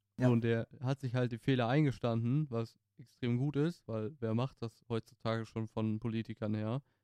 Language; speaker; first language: German; native; German